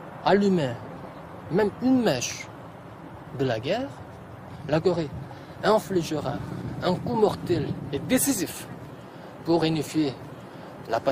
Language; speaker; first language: French; non-native, fluent; Korean